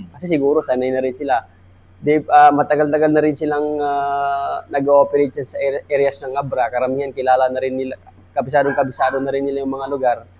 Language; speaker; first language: Filipino; non-native, local second language; Maranao